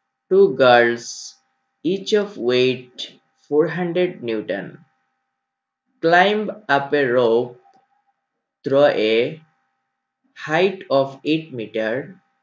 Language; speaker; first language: English; non-native, local second language; Sylheti